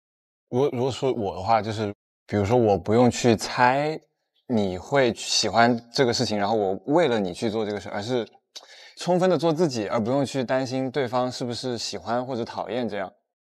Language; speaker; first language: Chinese; native; Chinese